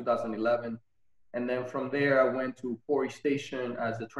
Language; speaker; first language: English; non-native, fluent; Spanish